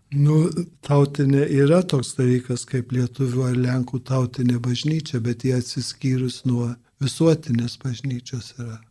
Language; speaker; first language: Lithuanian; early bilingual, heritage; Lithuanian